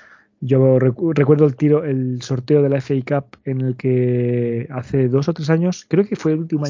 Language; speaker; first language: Spanish; native; Spanish